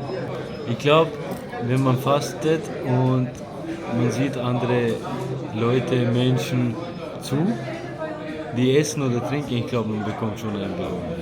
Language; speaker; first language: German; early bilingual, other home language; Bosnian